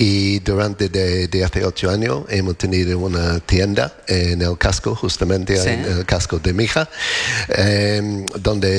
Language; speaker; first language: Spanish; non-native, learner; English